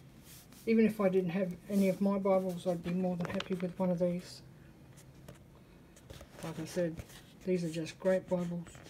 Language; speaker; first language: English; native; English